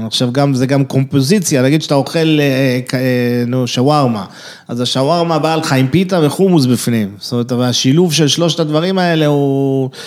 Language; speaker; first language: Hebrew; early bilingual, other home language; French